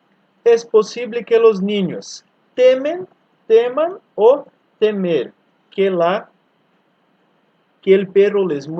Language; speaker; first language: Spanish; non-native, fluent; Portuguese